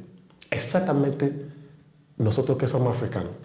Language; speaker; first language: Spanish; non-native, learner; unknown